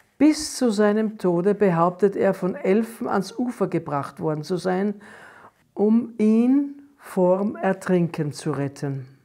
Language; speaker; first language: German; native; German